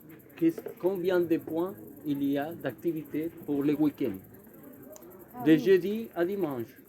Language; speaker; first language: French; non-native, learner; Spanish